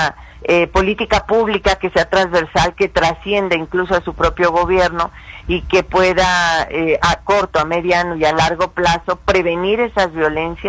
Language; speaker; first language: Spanish; native; Spanish